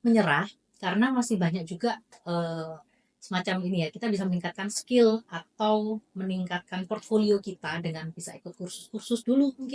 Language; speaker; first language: Indonesian; native; Indonesian